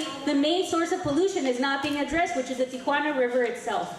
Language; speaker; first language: English; early bilingual, heritage; Spanish